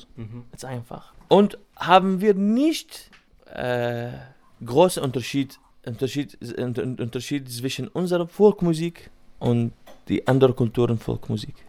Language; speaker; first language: German; non-native, learner; Arabic